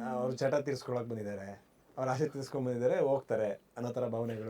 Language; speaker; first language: Kannada; native; Kannada